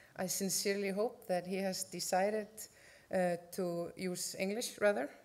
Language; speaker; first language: English; non-native, fluent; Icelandic